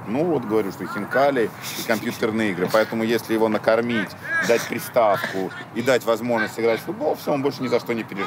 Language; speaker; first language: Russian; native; Russian